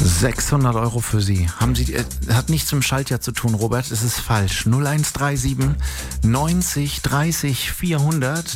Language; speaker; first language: German; native; German